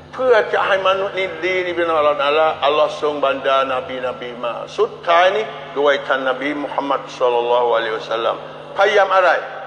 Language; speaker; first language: Thai; non-native, local second language; Malay